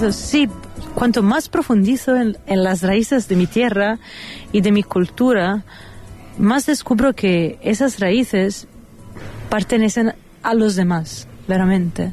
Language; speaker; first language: Spanish; non-native, fluent; Italian